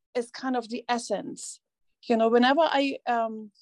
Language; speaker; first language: English; non-native, fluent; German